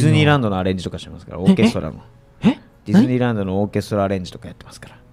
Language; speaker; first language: Japanese; native; Japanese